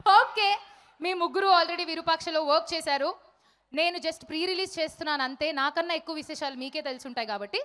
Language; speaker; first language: Telugu; native; Telugu